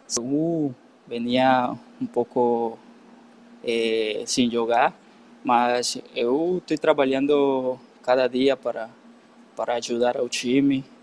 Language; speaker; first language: Portuguese; non-native, learner; Spanish